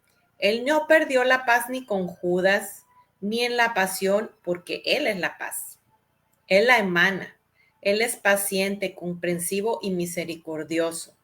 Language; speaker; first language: Spanish; native; Spanish